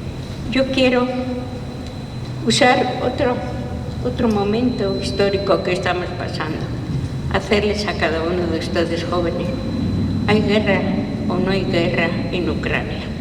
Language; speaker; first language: Spanish; non-native, fluent; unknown